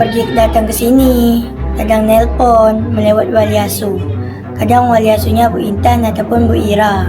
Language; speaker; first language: Indonesian; native; Indonesian